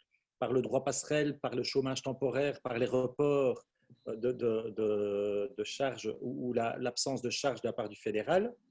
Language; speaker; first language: French; native; French